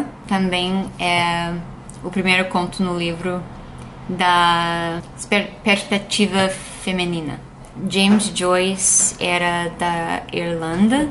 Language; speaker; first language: Portuguese; non-native, fluent; English